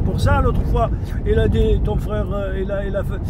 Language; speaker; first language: French; non-native, local second language; Arabic